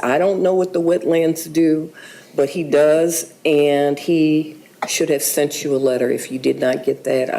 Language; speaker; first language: English; native; English